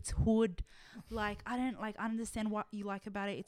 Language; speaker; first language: English; non-native, local second language; Arabic